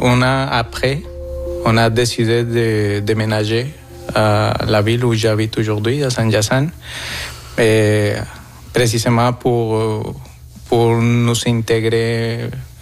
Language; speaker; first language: French; non-native, fluent; Spanish